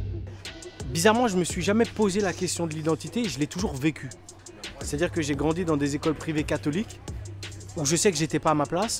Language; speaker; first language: French; native; French